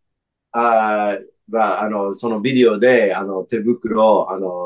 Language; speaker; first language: Japanese; non-native, fluent; English